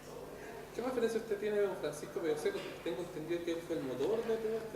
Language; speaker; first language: Spanish; native; Spanish